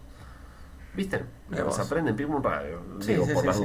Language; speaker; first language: Spanish; native; Spanish